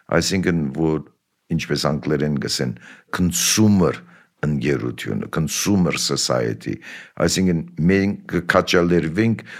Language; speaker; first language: Armenian; early bilingual, heritage; Armenian